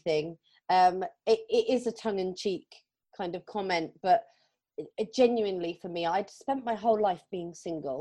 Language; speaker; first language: English; native; English